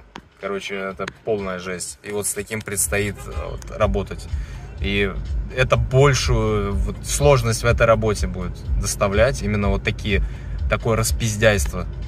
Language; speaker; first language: Russian; native; Russian